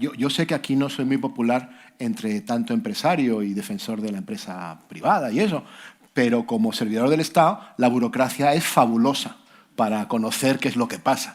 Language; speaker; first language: Spanish; native; Spanish